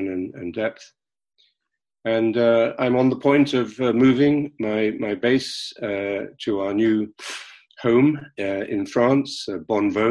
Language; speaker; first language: English; native; English